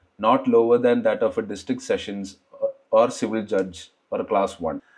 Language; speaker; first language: English; non-native, local second language; Malayalam